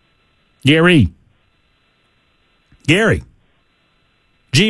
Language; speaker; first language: English; native; English